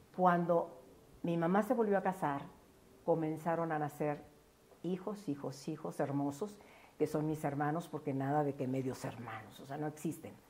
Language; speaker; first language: Spanish; native; Spanish